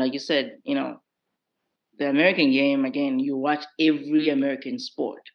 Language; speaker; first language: English; non-native, local second language; Southern Sotho